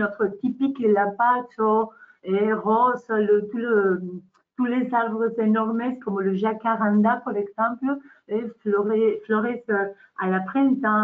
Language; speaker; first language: French; non-native, learner; Spanish